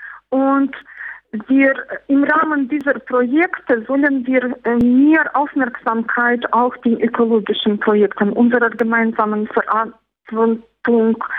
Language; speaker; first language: German; non-native, fluent; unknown